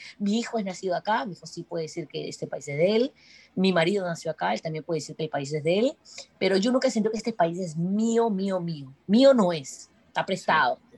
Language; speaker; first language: Spanish; native; Spanish